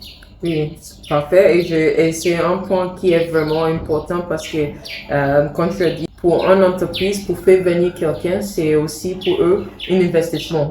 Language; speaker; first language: French; non-native, fluent; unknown